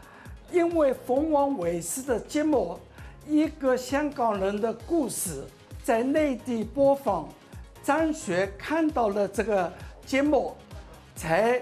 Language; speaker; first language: Chinese; non-native, local second language; Cantonese